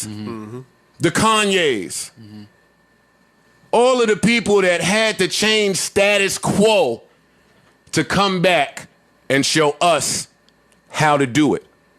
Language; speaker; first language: English; native; English